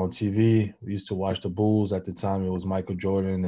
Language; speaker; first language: English; non-native, local second language; French